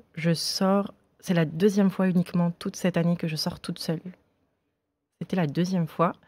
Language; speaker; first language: French; native; French